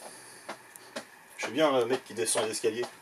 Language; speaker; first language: French; native; French